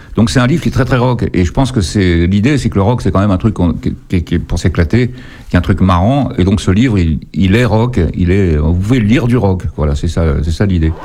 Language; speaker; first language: French; native; French